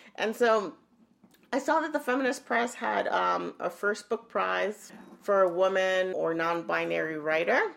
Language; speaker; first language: English; native; English